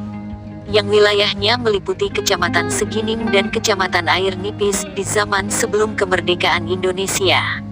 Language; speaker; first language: Indonesian; native; Indonesian